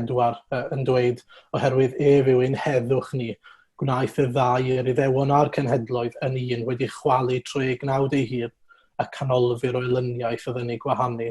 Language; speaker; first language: Welsh; native; Welsh